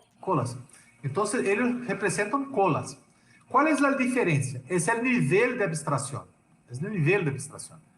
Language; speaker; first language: Spanish; non-native, fluent; Portuguese